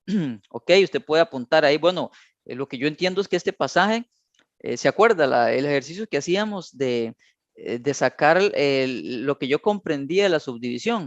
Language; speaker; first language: Spanish; native; Spanish